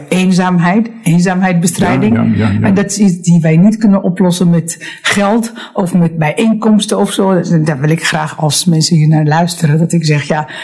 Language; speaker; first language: Dutch; non-native, fluent; Arabic